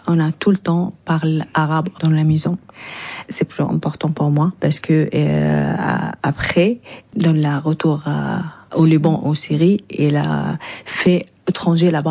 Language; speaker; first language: French; non-native, learner; Arabic